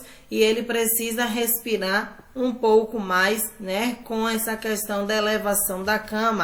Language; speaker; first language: Portuguese; native; Portuguese